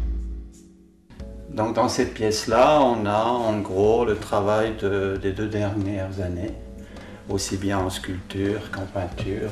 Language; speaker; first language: French; native; French